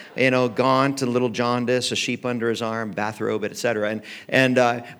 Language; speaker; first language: English; native; English